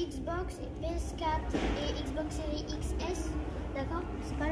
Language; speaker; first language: French; native; French